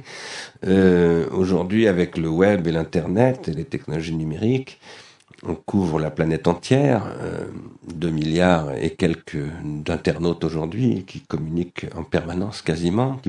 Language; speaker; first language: French; native; French